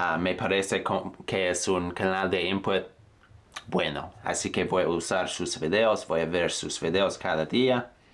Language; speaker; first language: Spanish; non-native, fluent; English